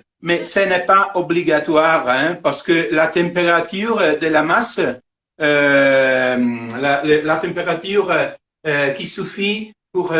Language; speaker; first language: French; non-native, fluent; Italian